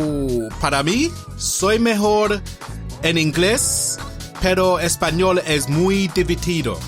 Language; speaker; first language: Spanish; non-native, learner; English